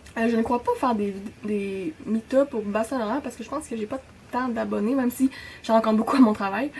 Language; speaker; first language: French; native; French